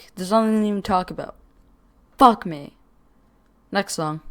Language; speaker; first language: English; native; English